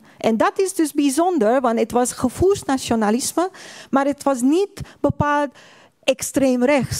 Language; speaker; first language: Dutch; non-native, fluent; Hungarian